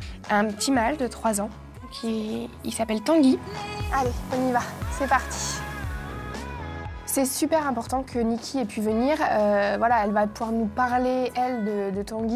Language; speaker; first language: French; native; French